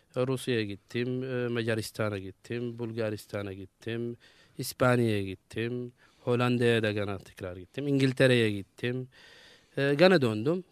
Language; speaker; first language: Turkish; non-native, fluent; Arabic